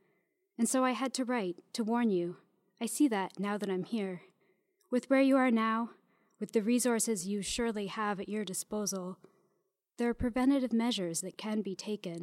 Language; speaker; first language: English; native; English